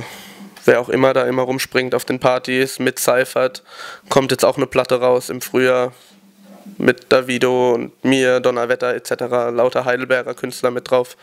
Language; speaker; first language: German; native; German